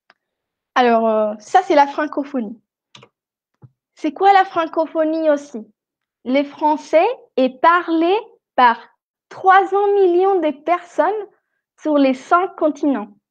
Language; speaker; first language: French; non-native, fluent; Spanish